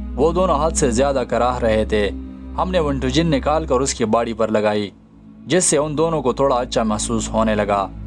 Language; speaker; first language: Urdu; non-native, local second language; Pashto